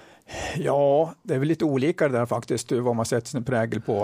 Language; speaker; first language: Swedish; native; Swedish